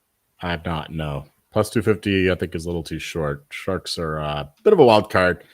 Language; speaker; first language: English; native; English